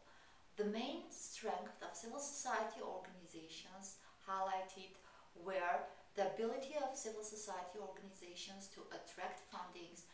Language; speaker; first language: English; non-native, fluent; Armenian